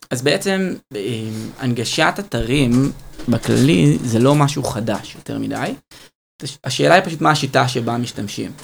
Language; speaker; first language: Hebrew; native; Hebrew